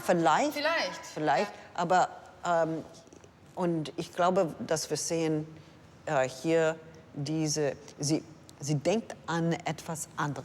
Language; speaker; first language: German; non-native, learner; English